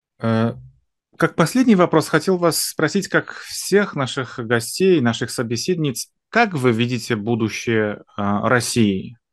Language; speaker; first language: Russian; non-native, fluent; Polish